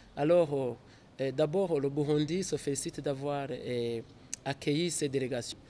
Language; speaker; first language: French; non-native, local second language; Rundi